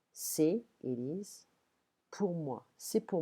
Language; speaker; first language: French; non-native, fluent; English